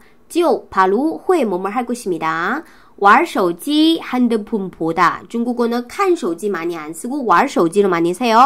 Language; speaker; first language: Korean; non-native, fluent; Chinese